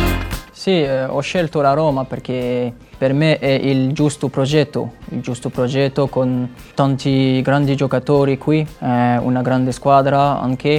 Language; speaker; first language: Italian; non-native, learner; French